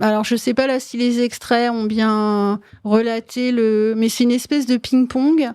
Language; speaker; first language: French; native; French